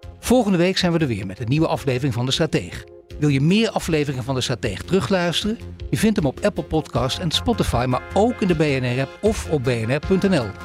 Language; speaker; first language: Dutch; native; Dutch